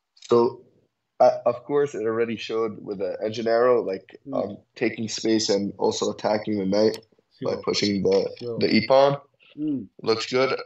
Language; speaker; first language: English; native; English